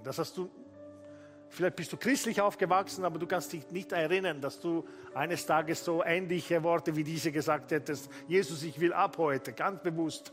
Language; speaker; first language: German; non-native, fluent; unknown